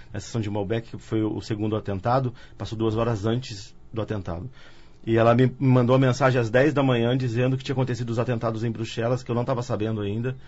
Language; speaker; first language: Portuguese; native; Portuguese